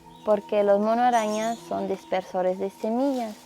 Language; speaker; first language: Spanish; non-native, fluent; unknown